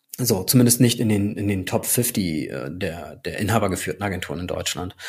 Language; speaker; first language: German; native; German